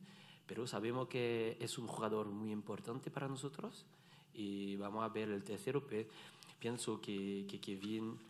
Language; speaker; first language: Spanish; non-native, learner; French